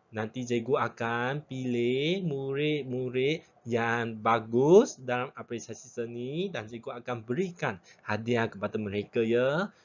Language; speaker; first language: Malay; non-native, local second language; Chinese